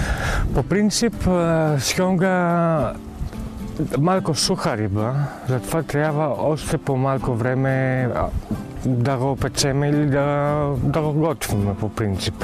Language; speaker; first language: Bulgarian; non-native, fluent; Greek